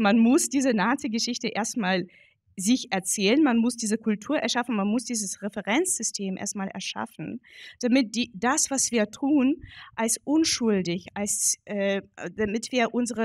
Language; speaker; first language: German; non-native, fluent; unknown